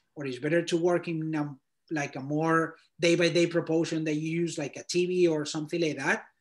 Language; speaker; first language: English; non-native, fluent; Spanish